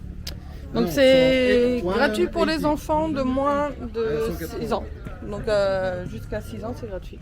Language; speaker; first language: French; native; French